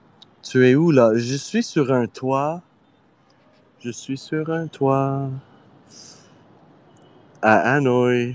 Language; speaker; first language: French; non-native, fluent; English